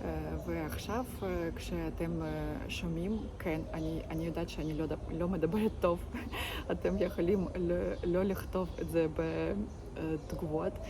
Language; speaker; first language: Hebrew; non-native, learner; Ukrainian